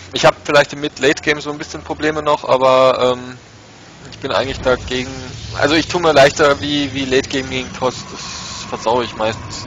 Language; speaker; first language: German; native; German